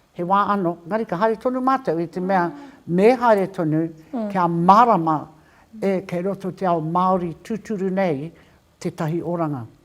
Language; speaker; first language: Māori; native; Māori